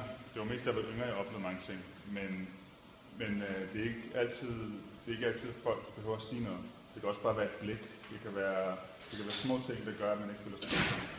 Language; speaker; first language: Danish; early bilingual, other home language; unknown